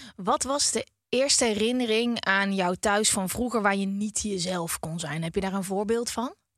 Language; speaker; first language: Dutch; native; Dutch